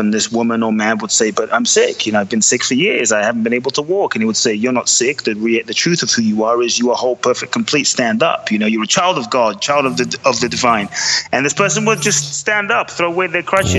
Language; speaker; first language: English; native; English